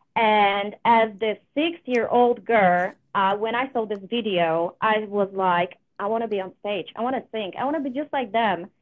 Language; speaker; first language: English; non-native, fluent; Polish